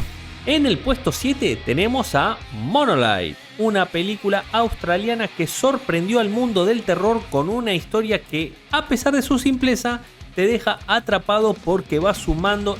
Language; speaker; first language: Spanish; native; Spanish